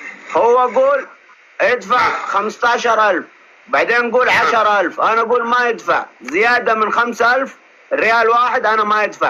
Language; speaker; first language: Arabic; non-native, learner; Oromo